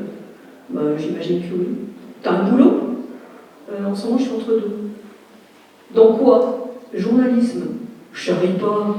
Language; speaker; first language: French; native; French